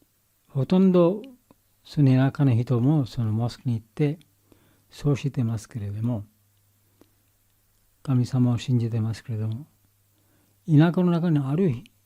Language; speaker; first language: Japanese; non-native, learner; Bangla